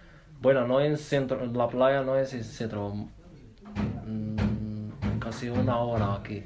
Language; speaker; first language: Spanish; non-native, learner; Arabic